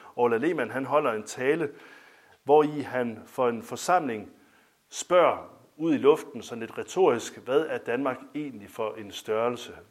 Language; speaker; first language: Danish; native; Danish